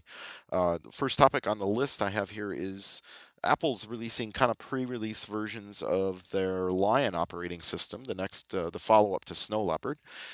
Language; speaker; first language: English; native; English